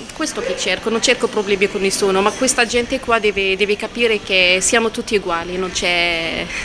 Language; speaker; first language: Italian; non-native, fluent; Arabic